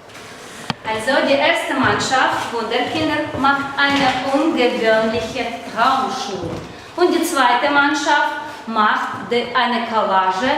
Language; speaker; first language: German; non-native, fluent; Russian